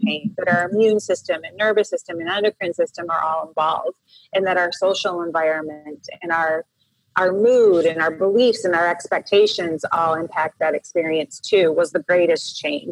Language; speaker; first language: English; native; English